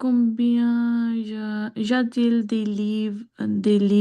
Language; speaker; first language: French; non-native, learner; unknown